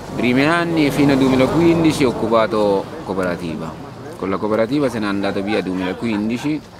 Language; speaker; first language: Italian; non-native, fluent; Arabic